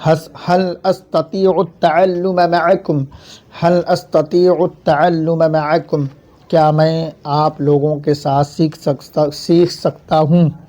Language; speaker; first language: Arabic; non-native, fluent; Urdu